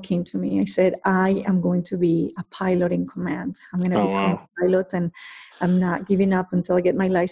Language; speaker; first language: English; non-native, fluent; Spanish